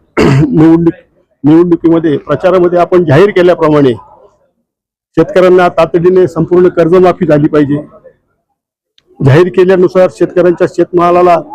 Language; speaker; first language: Marathi; native; Marathi